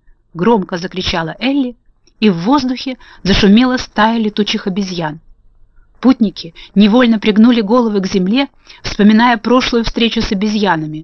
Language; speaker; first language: Russian; native; Russian